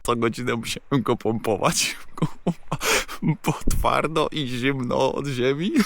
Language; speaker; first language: Polish; native; Polish